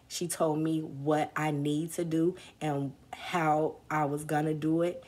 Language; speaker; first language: English; native; English